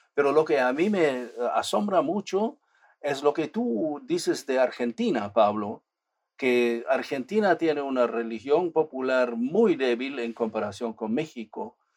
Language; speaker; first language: Spanish; non-native, fluent; German